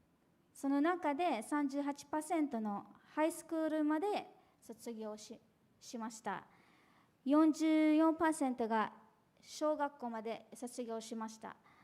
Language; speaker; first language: Japanese; non-native, fluent; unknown